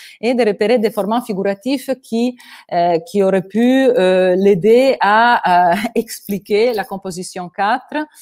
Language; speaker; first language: French; non-native, fluent; Italian